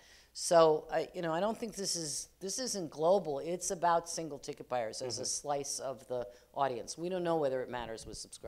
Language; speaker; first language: English; native; English